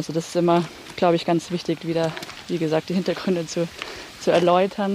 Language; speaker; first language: German; native; German